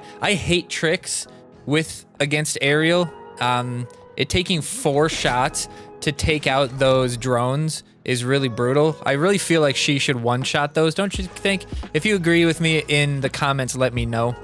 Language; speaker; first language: English; native; English